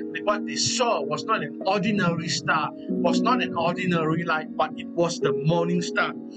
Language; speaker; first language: English; native; English